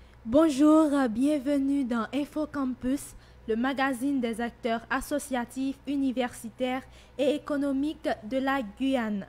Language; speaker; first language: French; native; French